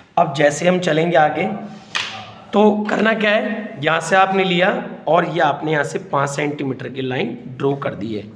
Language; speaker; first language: Hindi; native; Hindi